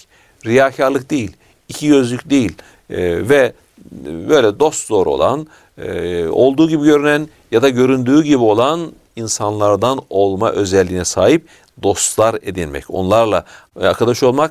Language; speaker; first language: Turkish; native; Turkish